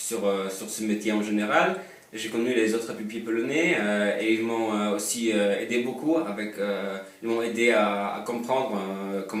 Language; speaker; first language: French; non-native, fluent; Polish